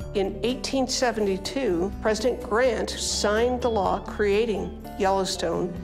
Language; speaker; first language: English; native; English